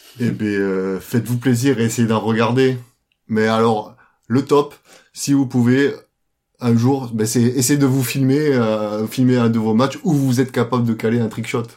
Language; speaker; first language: French; native; French